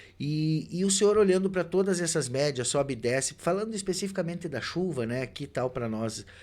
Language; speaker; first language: Portuguese; native; Portuguese